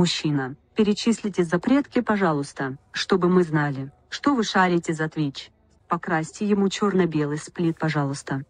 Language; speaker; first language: Russian; native; Russian